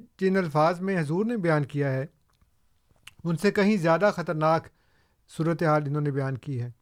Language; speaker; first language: Urdu; native; Urdu